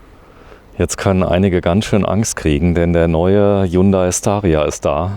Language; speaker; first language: German; native; German